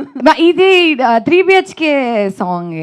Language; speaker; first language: Telugu; non-native, learner; Kannada